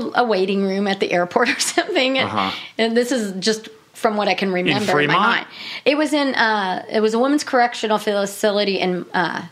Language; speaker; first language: English; native; English